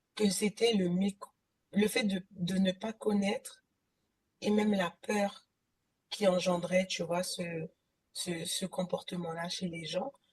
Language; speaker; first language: French; early bilingual, other home language; Haitian Creole